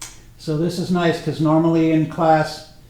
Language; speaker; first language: English; native; English